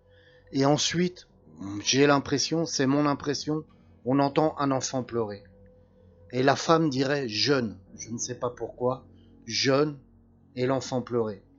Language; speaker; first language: French; native; French